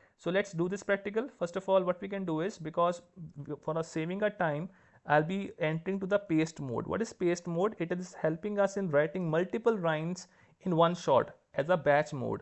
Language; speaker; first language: English; non-native, local second language; Punjabi